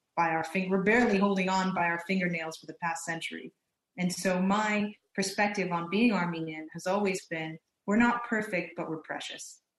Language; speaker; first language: English; early bilingual, other home language; Turkish